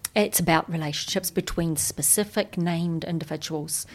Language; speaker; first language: English; native; English